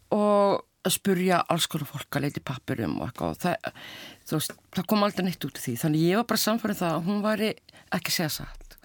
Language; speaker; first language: Icelandic; native; Icelandic